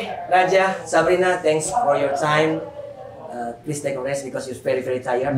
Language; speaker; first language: English; non-native, learner; Indonesian